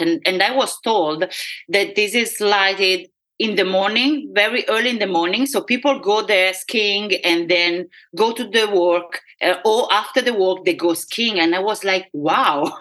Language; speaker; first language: English; non-native, fluent; Italian